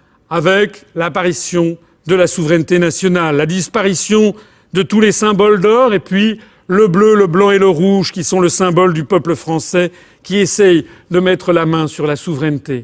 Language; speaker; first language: French; native; French